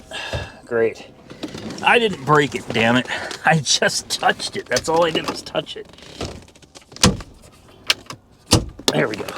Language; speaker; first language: English; native; English